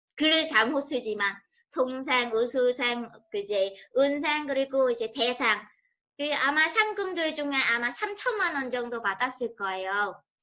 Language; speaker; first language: Korean; non-native, fluent; Vietnamese